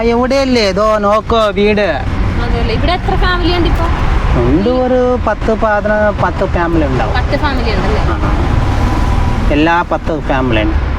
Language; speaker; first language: Malayalam; non-native, learner; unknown